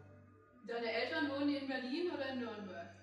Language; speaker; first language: German; native; German